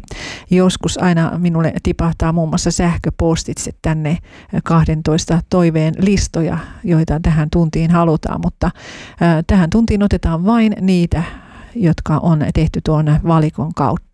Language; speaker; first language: Finnish; native; Finnish